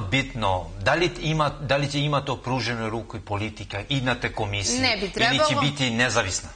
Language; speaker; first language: Serbian; non-native, local second language; Albanian